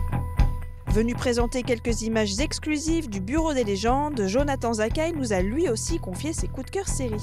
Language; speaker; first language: French; native; French